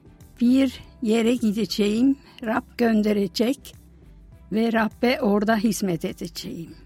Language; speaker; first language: Turkish; non-native, fluent; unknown